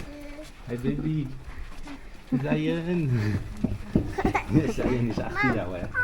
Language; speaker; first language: Dutch; native; Dutch